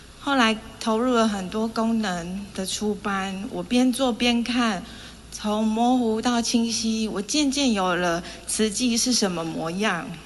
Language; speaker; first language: Chinese; native; Chinese